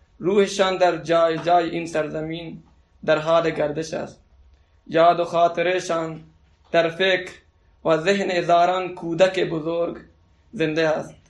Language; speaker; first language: Persian; non-native, local second language; Baluchi